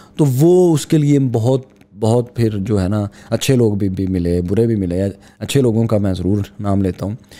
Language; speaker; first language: Urdu; non-native, local second language; Punjabi